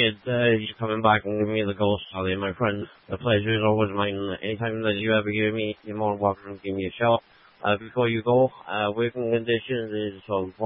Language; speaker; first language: English; native; English